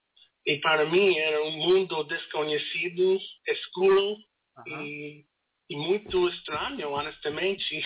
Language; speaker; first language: Portuguese; non-native, learner; English